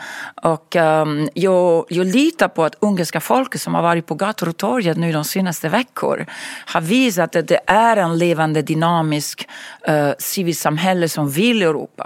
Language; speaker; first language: Swedish; non-native, fluent; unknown